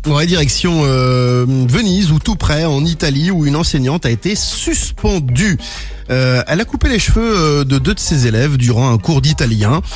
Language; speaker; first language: French; native; French